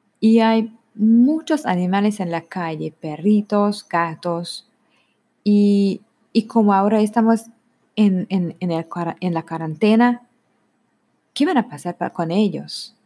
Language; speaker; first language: Spanish; non-native, learner; Hungarian